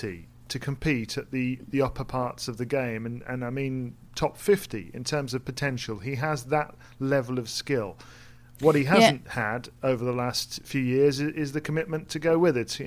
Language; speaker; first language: English; native; English